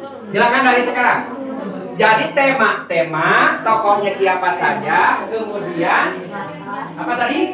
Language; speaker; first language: Indonesian; native; Indonesian